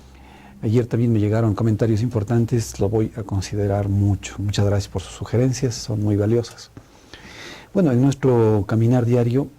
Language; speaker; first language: Spanish; native; Spanish